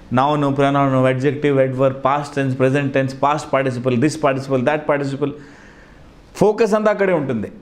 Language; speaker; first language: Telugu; non-native, local second language; Hindi